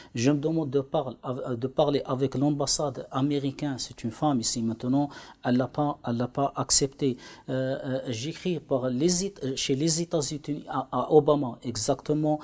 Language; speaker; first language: French; non-native, learner; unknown